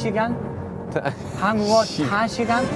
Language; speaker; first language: Korean; non-native, learner; English